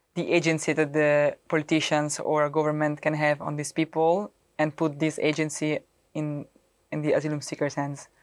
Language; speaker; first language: English; non-native, fluent; Italian